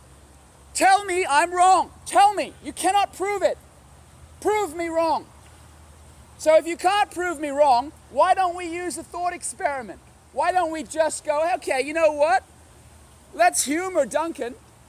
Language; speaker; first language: English; native; English